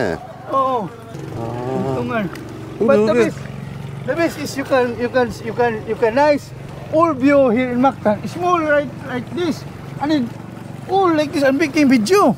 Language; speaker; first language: English; non-native, learner; Cebuano